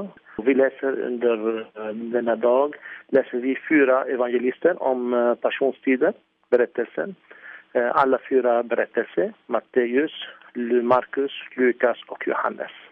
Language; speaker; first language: Swedish; non-native, fluent; Arabic